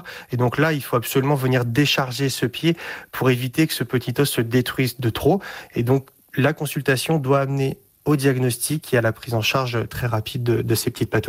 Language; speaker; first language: French; native; French